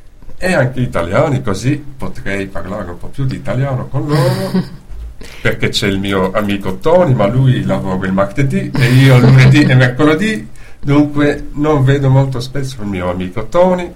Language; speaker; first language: Italian; non-native, fluent; Dutch